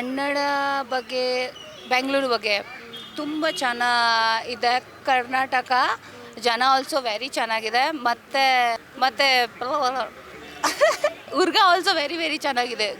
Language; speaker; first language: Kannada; non-native, learner; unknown